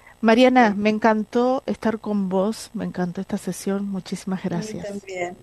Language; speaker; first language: Spanish; native; Spanish